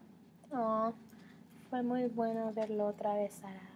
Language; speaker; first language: Spanish; non-native, learner; English